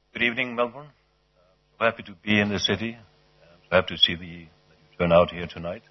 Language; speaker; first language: English; non-native, fluent; Icelandic